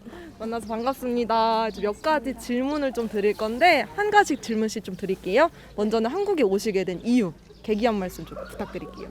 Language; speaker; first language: Korean; native; Korean